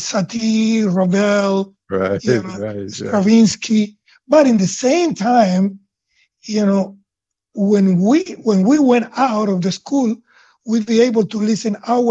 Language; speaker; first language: English; non-native, fluent; Spanish